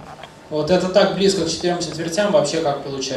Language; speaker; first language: Russian; native; Russian